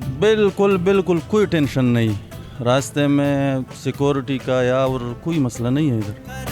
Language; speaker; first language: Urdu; non-native, local second language; Pashto